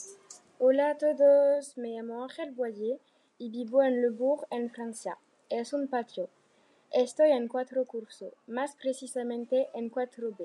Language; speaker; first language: Spanish; non-native, learner; French